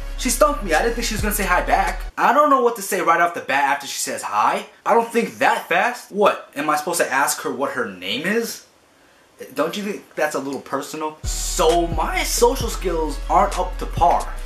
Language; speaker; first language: English; native; English